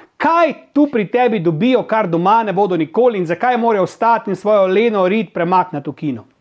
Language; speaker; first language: Slovenian; native; Slovenian